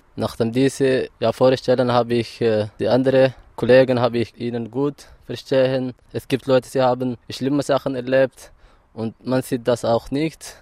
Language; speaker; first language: German; non-native, learner; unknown